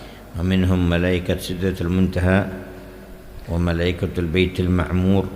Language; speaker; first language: Arabic; native; Arabic